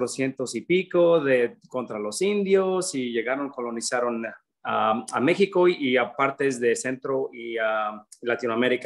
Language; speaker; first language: Spanish; early bilingual, other home language; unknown